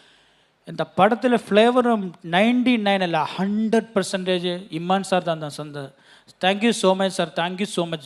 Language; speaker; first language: Tamil; non-native, learner; Malayalam